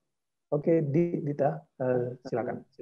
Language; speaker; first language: Indonesian; native; Indonesian